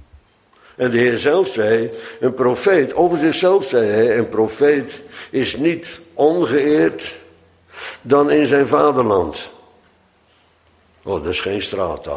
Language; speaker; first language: Dutch; native; Dutch